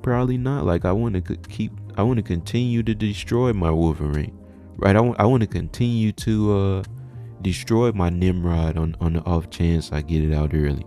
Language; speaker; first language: English; native; English